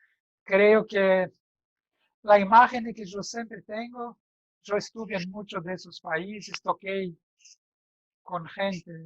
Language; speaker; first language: Spanish; non-native, fluent; Portuguese